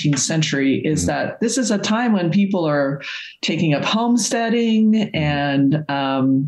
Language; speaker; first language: English; native; English